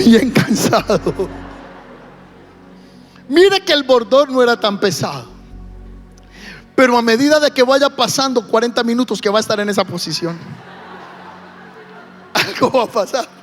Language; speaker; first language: Spanish; native; Spanish